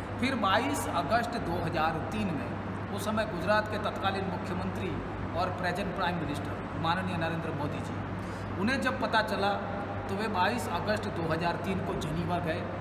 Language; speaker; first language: Hindi; non-native, local second language; Gujarati